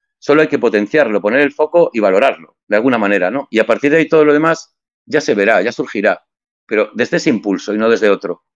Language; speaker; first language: Spanish; native; Spanish